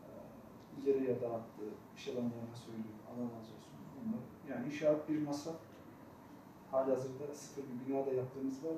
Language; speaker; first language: Turkish; native; Turkish